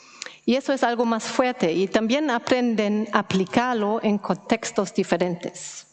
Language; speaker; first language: Spanish; non-native, fluent; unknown